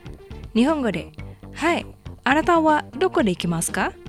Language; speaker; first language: Japanese; non-native, fluent; Indonesian